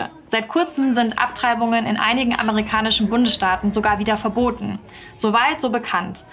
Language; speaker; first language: German; native; German